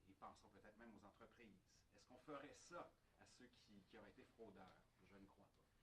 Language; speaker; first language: French; native; French